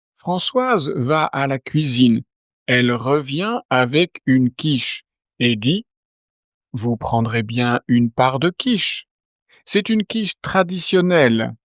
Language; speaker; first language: French; native; French